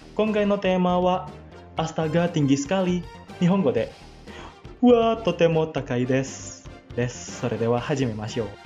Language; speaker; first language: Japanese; non-native, fluent; Indonesian